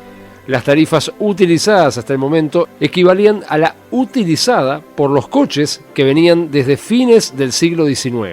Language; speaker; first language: Spanish; native; Spanish